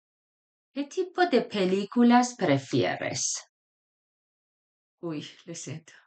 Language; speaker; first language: Spanish; non-native, fluent; Persian